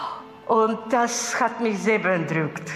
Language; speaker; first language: German; non-native, fluent; Russian